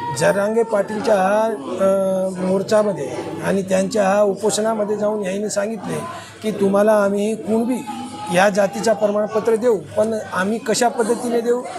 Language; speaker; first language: Marathi; non-native, local second language; Lambadi